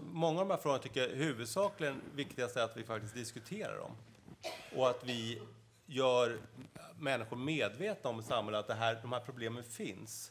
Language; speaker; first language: Swedish; native; Swedish